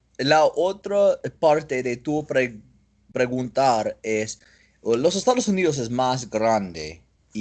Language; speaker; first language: Spanish; non-native, learner; English